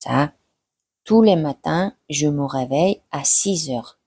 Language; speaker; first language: French; non-native, fluent; Mongolian